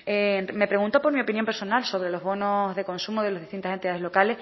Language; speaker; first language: Spanish; native; Spanish